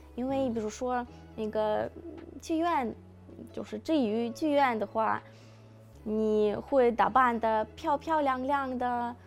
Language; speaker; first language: Chinese; non-native, fluent; Russian